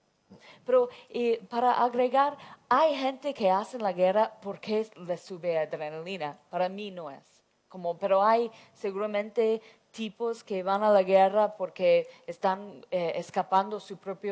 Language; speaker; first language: Spanish; non-native, fluent; English